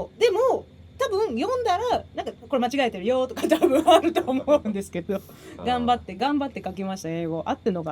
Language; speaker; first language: Japanese; native; Japanese